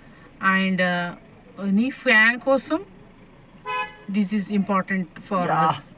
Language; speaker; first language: Telugu; non-native, learner; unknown